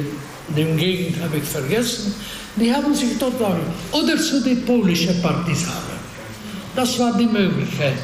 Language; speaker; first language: German; non-native, fluent; Hungarian